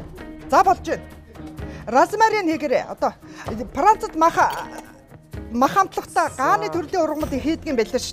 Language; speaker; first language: Mongolian; native; Mongolian